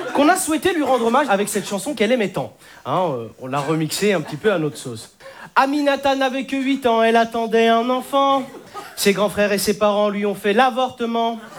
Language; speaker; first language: French; native; French